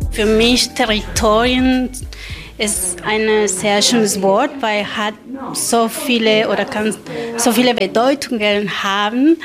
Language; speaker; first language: German; non-native, learner; Spanish